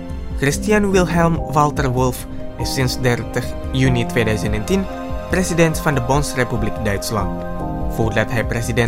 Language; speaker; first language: Dutch; non-native, fluent; Indonesian